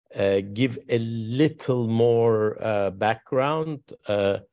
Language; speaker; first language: English; non-native, fluent; Turkish